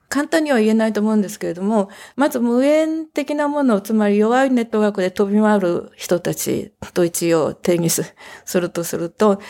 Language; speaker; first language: Japanese; native; Japanese